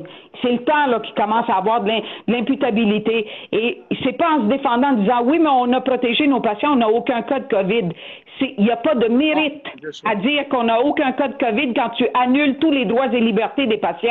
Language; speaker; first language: French; native; French